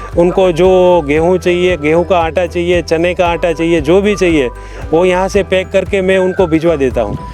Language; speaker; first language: Hindi; non-native, local second language; Gujarati